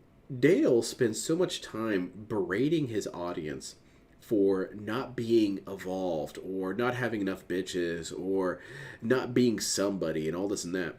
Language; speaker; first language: English; native; English